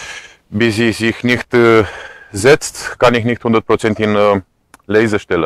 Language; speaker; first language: German; non-native, fluent; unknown